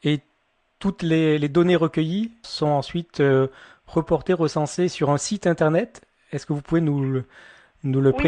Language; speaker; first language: French; native; French